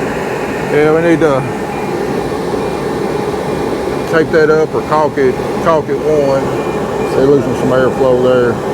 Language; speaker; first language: English; native; English